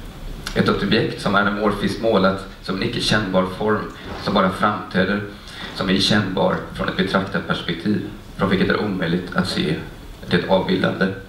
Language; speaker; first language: Swedish; native; Swedish